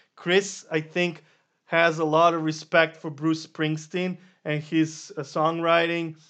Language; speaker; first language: English; non-native, fluent; Serbian